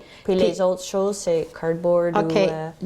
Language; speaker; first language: French; non-native, learner; English